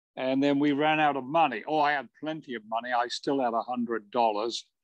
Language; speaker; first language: English; native; English